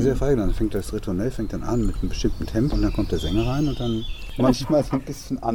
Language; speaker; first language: German; native; German